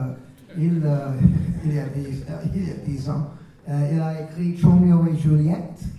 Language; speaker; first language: French; non-native, learner; English